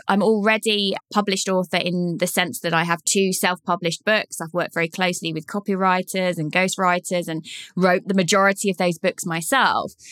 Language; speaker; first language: English; native; English